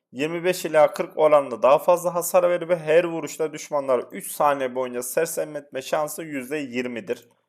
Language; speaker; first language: Turkish; native; Turkish